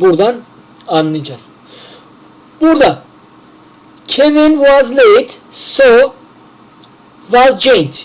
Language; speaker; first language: English; non-native, learner; Turkish